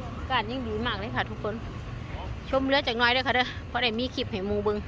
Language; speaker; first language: Thai; non-native, local second language; Lao